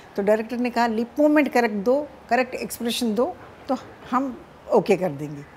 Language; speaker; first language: Hindi; non-native, local second language; Telugu